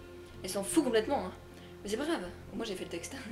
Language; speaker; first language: French; native; French